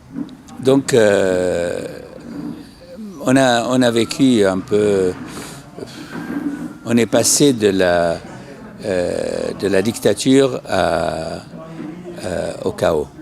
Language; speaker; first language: French; non-native, fluent; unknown